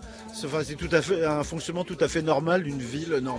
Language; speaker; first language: French; native; French